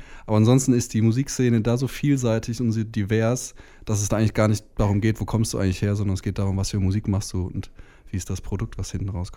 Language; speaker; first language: German; native; German